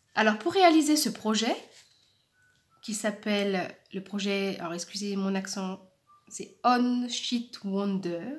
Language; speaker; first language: French; native; French